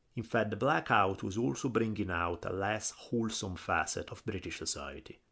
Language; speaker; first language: English; non-native, fluent; Italian